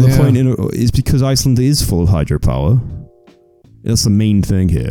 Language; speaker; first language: English; native; English